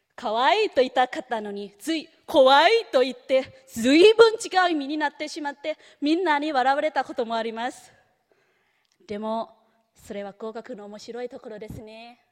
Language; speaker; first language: Japanese; non-native, fluent; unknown